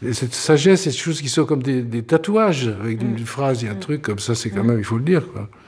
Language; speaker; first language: French; native; French